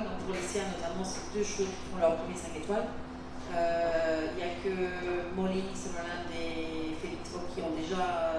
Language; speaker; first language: French; native; French